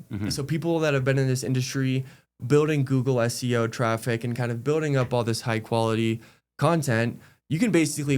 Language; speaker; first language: English; native; English